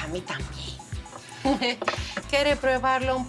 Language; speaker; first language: Spanish; non-native, fluent; Greek